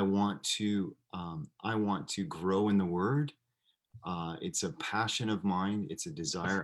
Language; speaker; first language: English; native; English